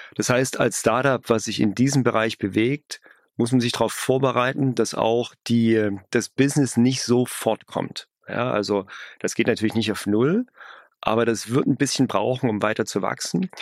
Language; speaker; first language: German; native; German